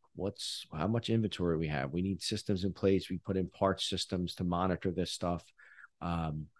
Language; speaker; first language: English; native; English